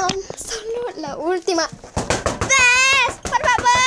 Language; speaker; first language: Spanish; early bilingual, heritage; Spanish